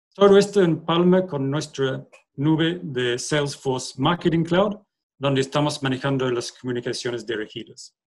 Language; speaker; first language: Spanish; non-native, fluent; English